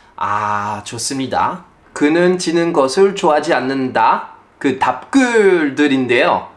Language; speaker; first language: Korean; non-native, fluent; French